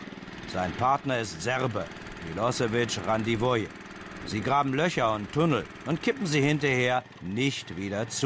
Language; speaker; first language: German; native; German